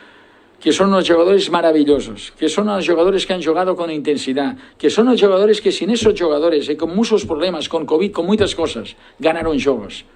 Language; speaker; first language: Portuguese; non-native, learner; Spanish